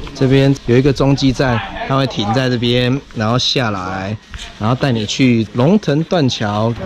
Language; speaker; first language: Chinese; native; Chinese